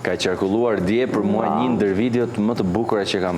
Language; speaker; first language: Albanian; native; Albanian